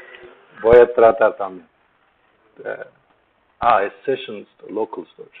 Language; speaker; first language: Spanish; non-native, learner; Turkish